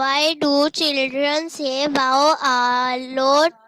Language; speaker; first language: English; non-native, learner; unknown